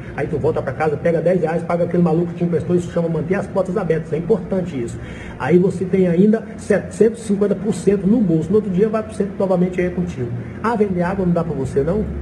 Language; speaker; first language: Portuguese; native; Portuguese